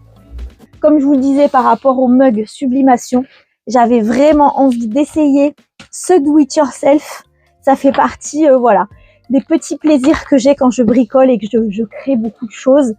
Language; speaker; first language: French; native; French